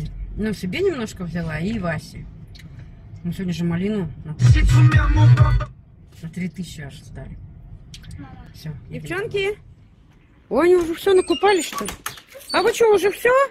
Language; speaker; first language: Russian; native; Russian